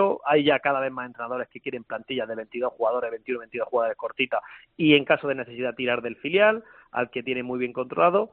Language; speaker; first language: Spanish; native; Spanish